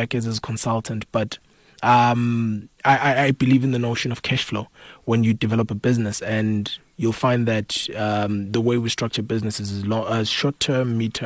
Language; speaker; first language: English; non-native, local second language; North Ndebele